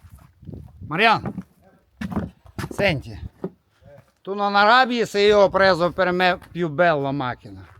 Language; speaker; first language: Italian; non-native, learner; Russian